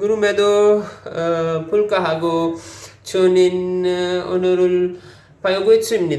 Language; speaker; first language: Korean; non-native, learner; Urdu